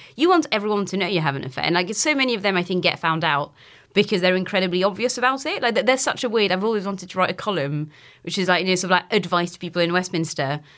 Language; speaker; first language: English; non-native, fluent; French